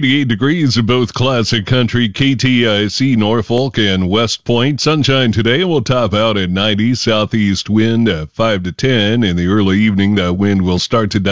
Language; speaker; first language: English; native; English